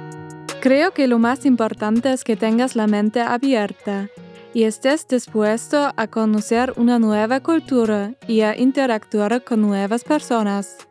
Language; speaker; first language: Spanish; non-native, fluent; German